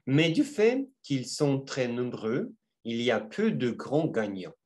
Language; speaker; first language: French; non-native, fluent; Russian